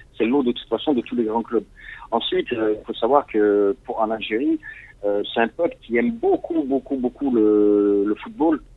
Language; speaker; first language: French; non-native, local second language; Arabic